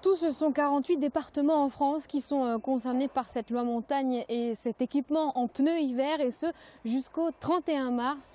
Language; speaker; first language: French; native; French